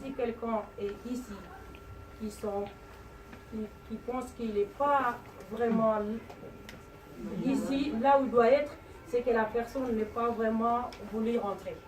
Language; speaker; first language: French; non-native, learner; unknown